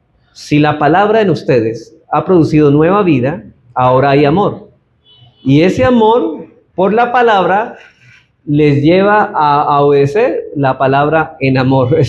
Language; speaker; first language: Spanish; native; Spanish